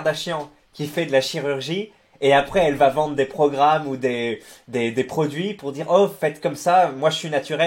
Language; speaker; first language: French; native; French